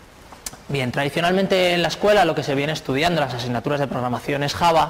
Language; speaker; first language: Spanish; native; Spanish